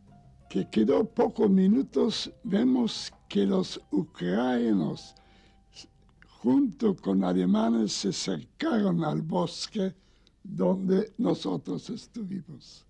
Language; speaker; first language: Spanish; non-native, learner; Yiddish